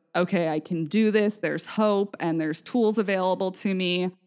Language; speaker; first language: English; native; English